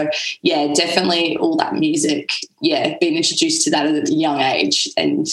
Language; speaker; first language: English; native; English